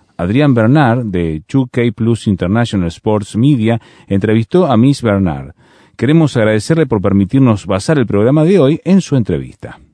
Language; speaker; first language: Spanish; native; Spanish